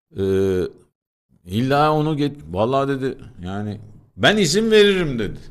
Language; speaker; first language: Turkish; native; Turkish